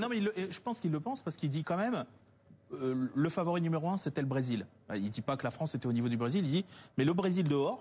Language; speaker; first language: French; native; French